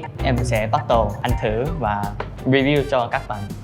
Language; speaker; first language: Vietnamese; non-native, learner; Korean